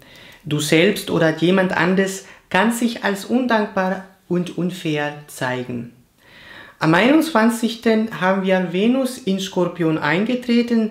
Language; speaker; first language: German; non-native, fluent; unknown